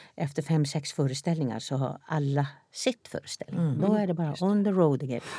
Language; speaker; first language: Swedish; non-native, local second language; Northern Sami